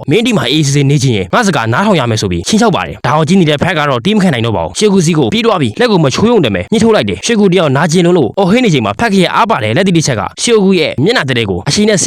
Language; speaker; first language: Burmese; native; Burmese